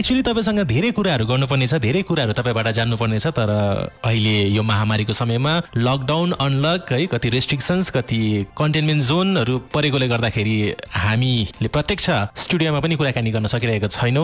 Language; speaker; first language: Nepali; native; Nepali